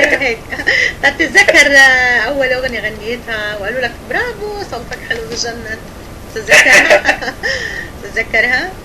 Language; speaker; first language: Arabic; native; Arabic